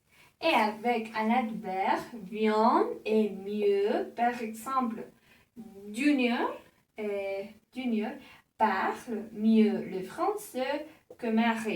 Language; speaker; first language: French; non-native, learner; Spanish